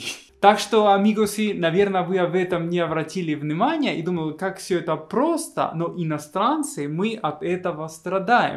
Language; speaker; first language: Russian; non-native, fluent; Spanish